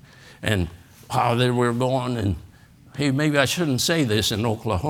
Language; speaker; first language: English; non-native, fluent; Spanish